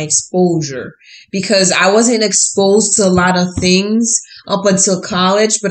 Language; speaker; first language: English; early bilingual, other home language; Haitian Creole